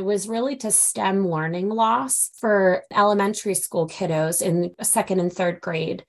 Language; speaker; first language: English; native; English